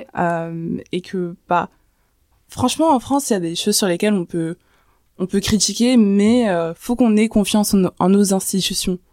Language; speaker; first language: French; early bilingual, other home language; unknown